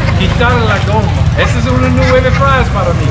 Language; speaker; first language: Spanish; non-native, learner; English